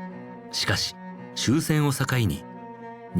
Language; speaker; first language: Japanese; native; Japanese